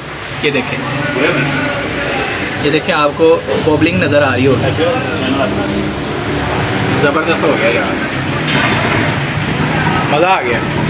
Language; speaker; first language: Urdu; non-native, local second language; Punjabi